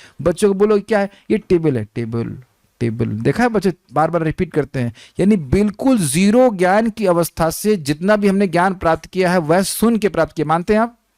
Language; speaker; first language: Hindi; native; Hindi